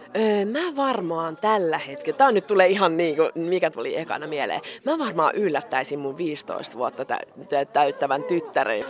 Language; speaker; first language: Finnish; native; Finnish